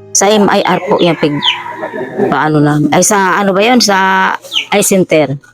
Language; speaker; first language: Filipino; non-native, local second language; Bikol